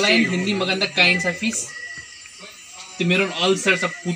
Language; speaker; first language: Filipino; non-native, learner; Nepali